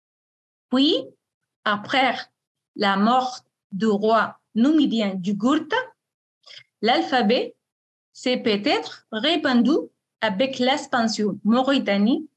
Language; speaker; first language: French; non-native, fluent; Spanish